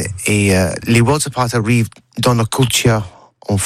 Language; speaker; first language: French; non-native, learner; English